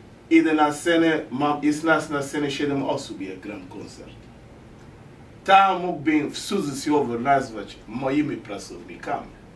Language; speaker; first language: Polish; non-native, fluent; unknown